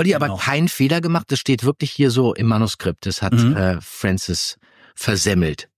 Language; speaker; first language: German; native; German